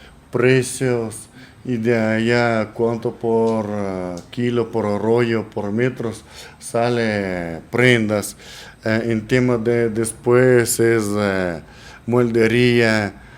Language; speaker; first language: Spanish; non-native, learner; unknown